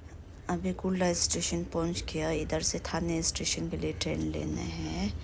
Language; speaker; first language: Hindi; non-native, fluent; Tibetan